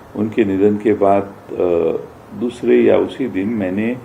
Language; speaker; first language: Hindi; non-native, local second language; Marathi